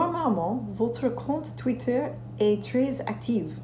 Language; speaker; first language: French; non-native, learner; English